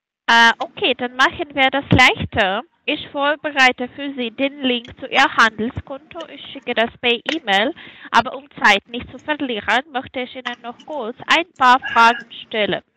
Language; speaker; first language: German; non-native, fluent; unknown